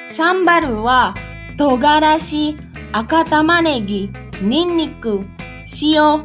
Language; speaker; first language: Japanese; non-native, fluent; Indonesian